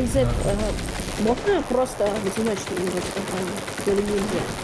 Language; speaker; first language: Russian; native; Russian